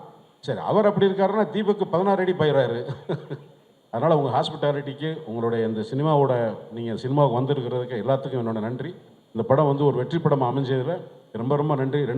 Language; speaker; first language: Tamil; native; Tamil